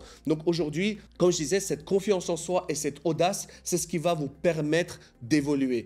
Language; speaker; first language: French; native; French